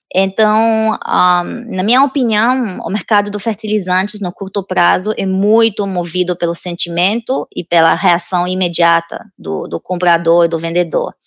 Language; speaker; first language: Portuguese; non-native, fluent; Romanian